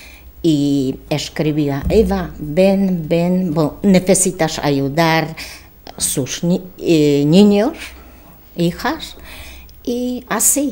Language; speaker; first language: Spanish; non-native, learner; Polish